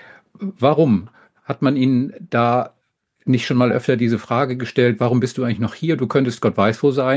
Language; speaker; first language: German; native; German